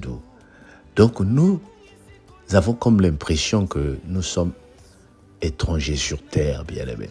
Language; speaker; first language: French; non-native, local second language; Lingala